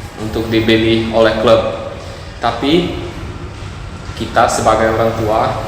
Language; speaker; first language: Indonesian; non-native, fluent; Portuguese